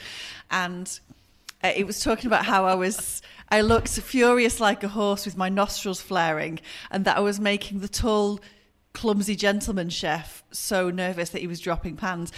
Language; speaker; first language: English; native; English